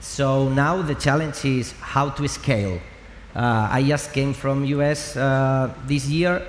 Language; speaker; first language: English; non-native, learner; Spanish